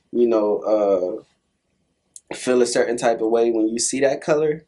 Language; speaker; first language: English; native; English